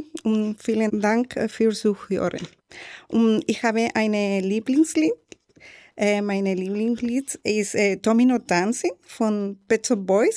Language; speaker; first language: German; non-native, learner; Spanish